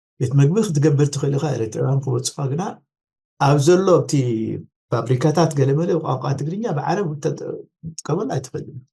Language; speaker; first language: Tigrinya; non-native, local second language; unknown